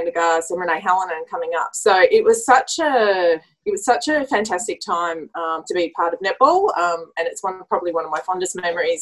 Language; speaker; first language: English; native; English